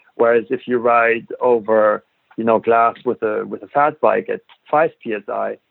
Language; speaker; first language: English; non-native, fluent; German